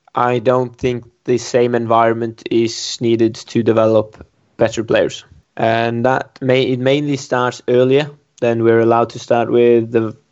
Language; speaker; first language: English; non-native, fluent; Norwegian